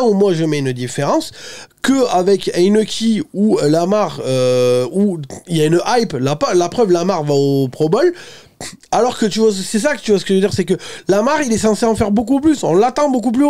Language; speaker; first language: French; native; French